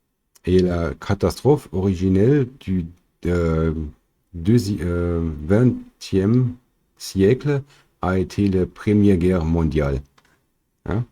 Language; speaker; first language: French; non-native, fluent; German